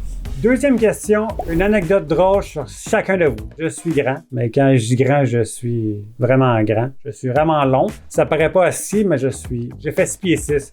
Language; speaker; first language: French; native; French